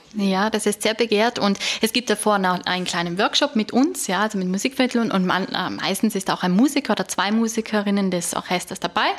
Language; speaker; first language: German; native; German